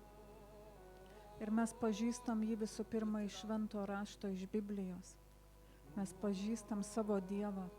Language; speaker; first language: Lithuanian; native; Lithuanian